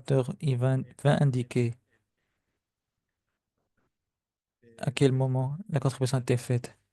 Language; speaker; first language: French; non-native, fluent; Spanish